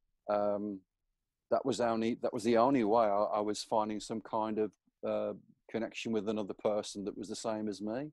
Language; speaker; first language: English; native; English